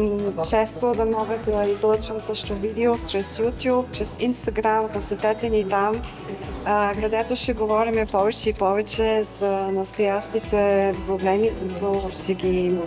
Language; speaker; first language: Bulgarian; early bilingual, heritage; Bulgarian